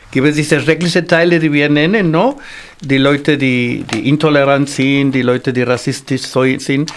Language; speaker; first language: German; non-native, fluent; Spanish